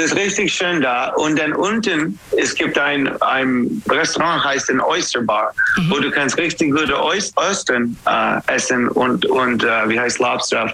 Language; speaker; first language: German; non-native, learner; English